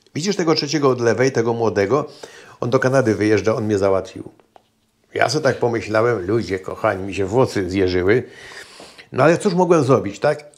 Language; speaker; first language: Polish; native; Polish